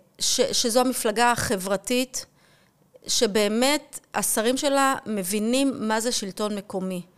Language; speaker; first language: Hebrew; native; Hebrew